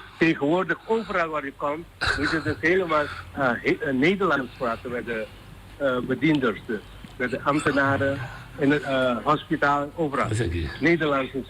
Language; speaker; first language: Dutch; non-native, local second language; Papiamento